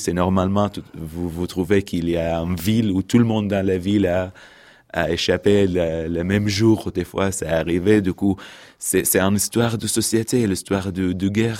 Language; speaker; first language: French; non-native, fluent; Arabic